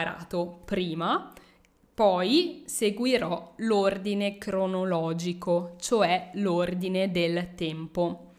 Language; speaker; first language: Italian; native; Italian